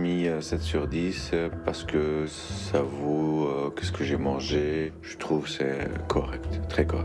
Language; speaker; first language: French; non-native, fluent; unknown